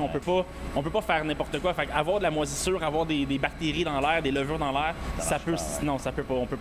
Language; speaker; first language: French; native; French